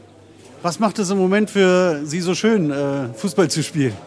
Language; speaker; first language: German; native; German